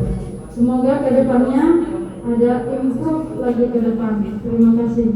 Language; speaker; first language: Indonesian; native; Indonesian